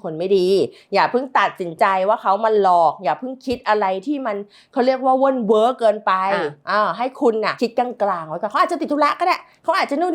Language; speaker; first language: Thai; native; Thai